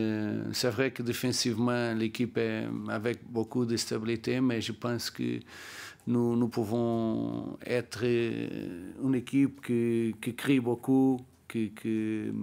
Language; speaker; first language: French; non-native, learner; Portuguese